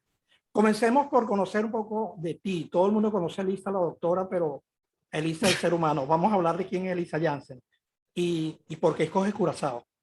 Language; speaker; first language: Spanish; native; Spanish